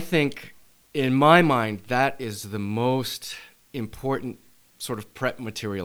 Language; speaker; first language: English; native; English